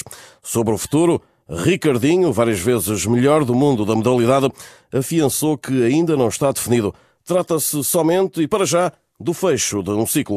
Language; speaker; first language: Portuguese; native; Portuguese